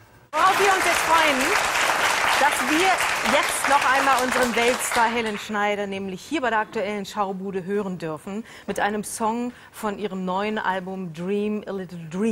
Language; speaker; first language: German; native; German